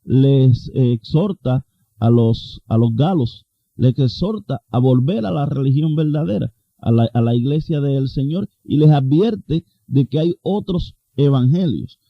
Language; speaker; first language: Spanish; native; Spanish